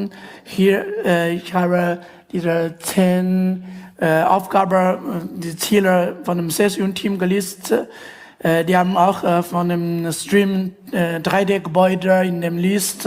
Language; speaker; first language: German; non-native, learner; Chinese